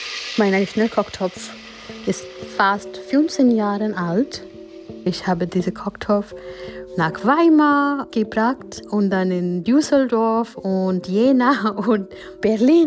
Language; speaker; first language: German; non-native, learner; Gujarati